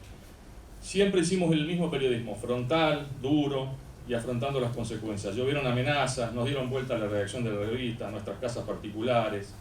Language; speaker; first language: Spanish; native; Spanish